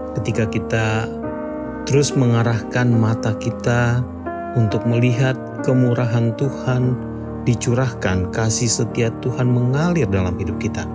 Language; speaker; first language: Indonesian; native; Indonesian